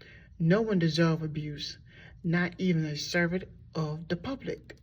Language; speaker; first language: English; native; English